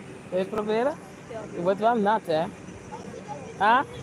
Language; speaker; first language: Dutch; early bilingual, other home language; Papiamento